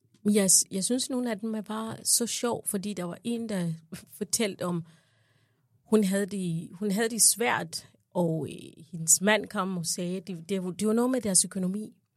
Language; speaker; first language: Danish; non-native, fluent; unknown